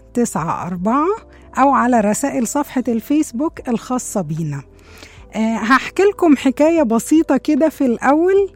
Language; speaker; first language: Arabic; native; Arabic